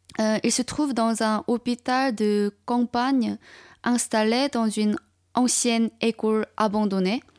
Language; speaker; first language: French; non-native, fluent; Chinese